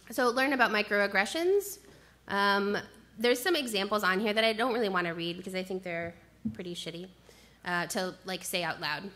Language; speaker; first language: English; native; English